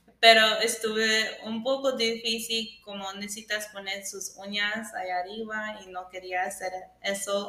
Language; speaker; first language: Spanish; early bilingual, heritage; English